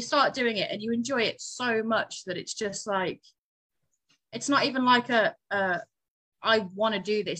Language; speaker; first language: English; native; English